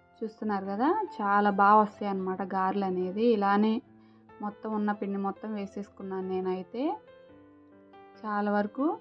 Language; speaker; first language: Telugu; native; Telugu